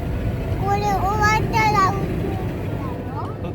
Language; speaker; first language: Japanese; early bilingual, other home language; Filipino